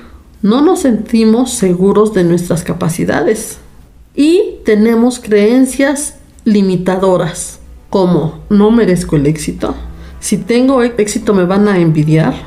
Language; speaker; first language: Spanish; native; Spanish